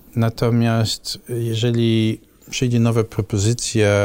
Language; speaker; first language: Polish; non-native, fluent; Dutch